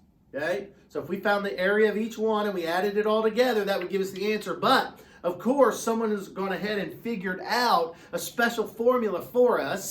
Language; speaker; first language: English; native; English